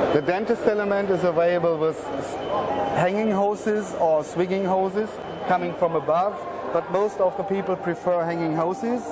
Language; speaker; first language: English; non-native, fluent; German